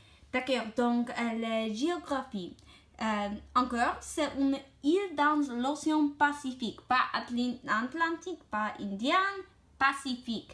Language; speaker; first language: French; non-native, learner; English